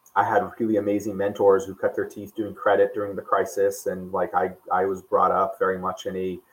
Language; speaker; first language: English; non-native, fluent; Portuguese